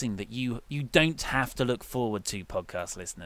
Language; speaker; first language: English; native; English